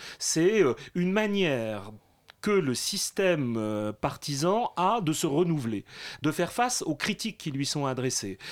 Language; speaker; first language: French; native; French